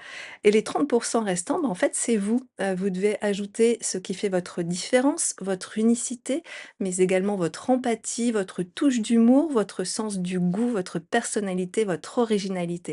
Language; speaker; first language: French; native; French